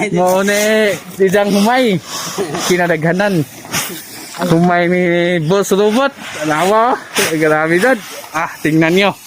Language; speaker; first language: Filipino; non-native, local second language; Cebuano